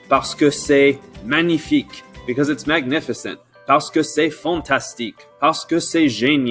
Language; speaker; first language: French; non-native, fluent; English